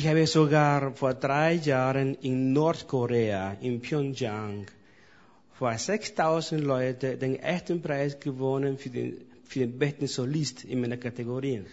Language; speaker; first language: German; non-native, fluent; Spanish